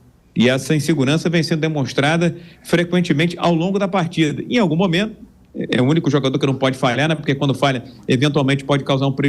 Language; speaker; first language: Portuguese; native; Portuguese